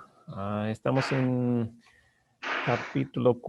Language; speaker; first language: Spanish; non-native, learner; English